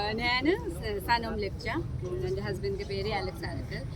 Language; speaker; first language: Malayalam; non-native, learner; Nepali